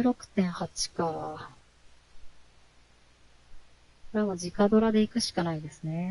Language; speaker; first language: Japanese; native; Japanese